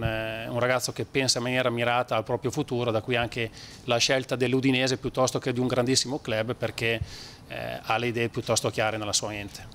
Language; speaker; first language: Italian; native; Italian